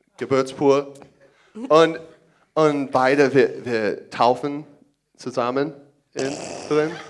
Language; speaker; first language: German; non-native, learner; English